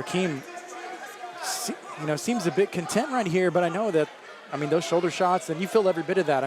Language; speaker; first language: English; native; English